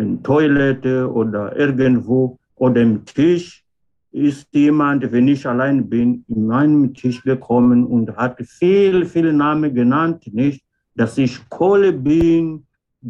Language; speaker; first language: German; non-native, learner; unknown